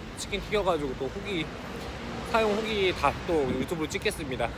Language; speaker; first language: Korean; native; Korean